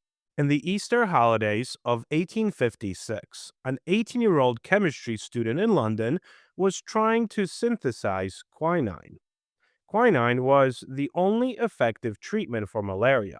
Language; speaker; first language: English; native; English